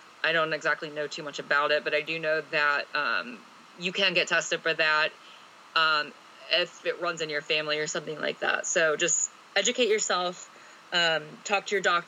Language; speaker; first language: English; native; English